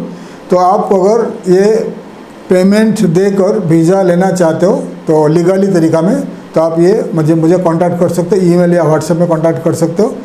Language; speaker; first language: Hindi; non-native, local second language; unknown